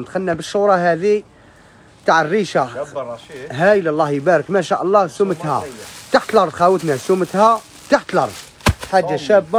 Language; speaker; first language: Arabic; native; Arabic